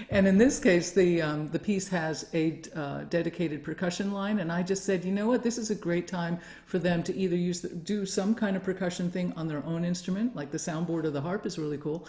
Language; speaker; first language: English; native; English